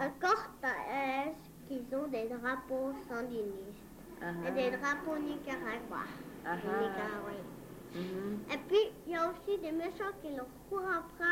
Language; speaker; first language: French; early bilingual, heritage; Spanish